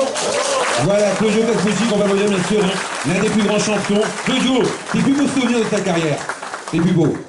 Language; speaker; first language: French; native; French